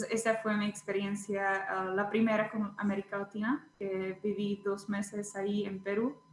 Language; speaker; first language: Spanish; non-native, fluent; Czech